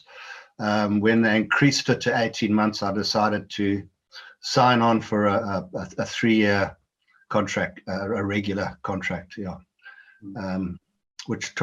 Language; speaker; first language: English; native; English